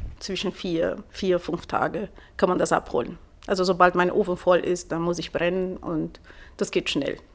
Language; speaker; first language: German; non-native, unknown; Portuguese